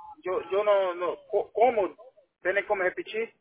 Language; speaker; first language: Spanish; non-native, learner; Portuguese